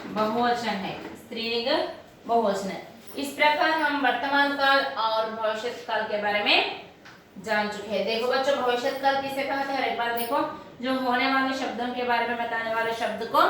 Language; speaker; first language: Hindi; non-native, local second language; Telugu